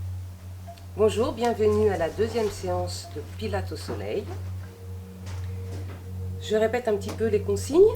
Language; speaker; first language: French; native; French